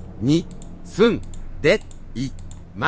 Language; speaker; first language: Japanese; non-native, learner; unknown